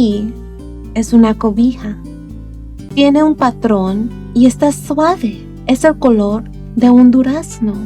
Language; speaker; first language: Spanish; early bilingual, other home language; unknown